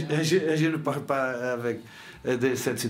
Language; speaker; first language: French; non-native, learner; Portuguese